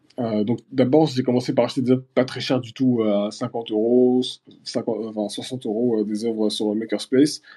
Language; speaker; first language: French; early bilingual, other home language; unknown